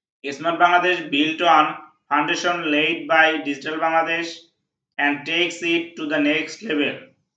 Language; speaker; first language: English; non-native, local second language; Bangla